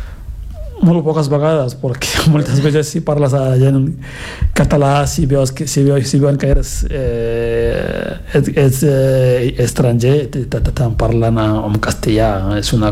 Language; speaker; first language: Catalan; non-native, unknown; Fula